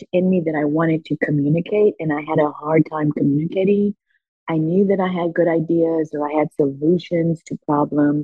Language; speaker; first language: English; early bilingual, other home language; Spanish